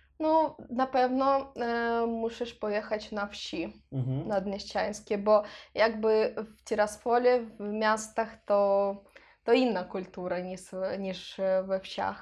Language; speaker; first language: Polish; non-native, learner; Russian